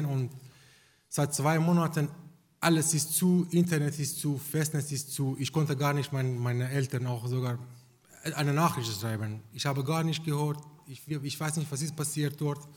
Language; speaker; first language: German; non-native, fluent; Persian